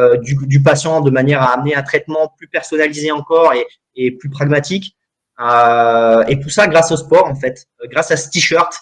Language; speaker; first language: French; native; French